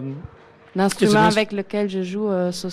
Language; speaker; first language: French; non-native, learner; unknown